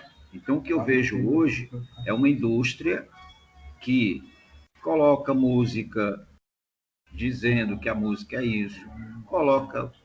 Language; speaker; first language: Portuguese; native; Portuguese